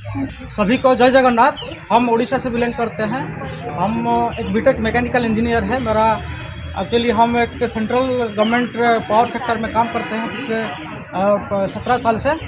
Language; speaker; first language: Hindi; non-native, local second language; Odia